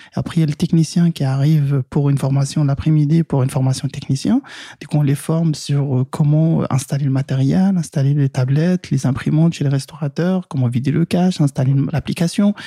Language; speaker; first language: French; non-native, local second language; Arabic